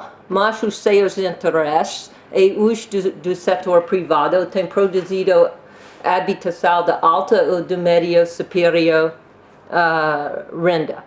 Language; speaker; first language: Portuguese; non-native, learner; English